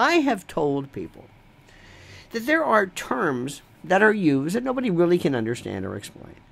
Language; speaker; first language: English; native; English